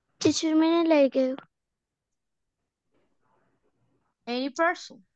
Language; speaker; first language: English; non-native, learner; Arabic